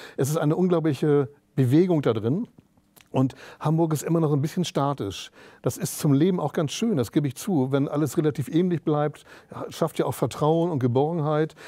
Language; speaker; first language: German; native; German